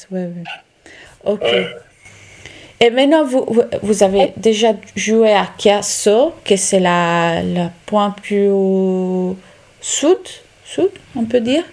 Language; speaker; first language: French; non-native, local second language; Italian